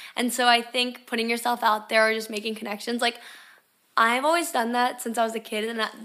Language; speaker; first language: English; native; English